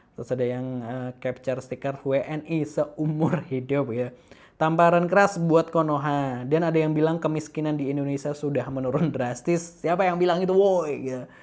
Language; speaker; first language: Indonesian; native; Indonesian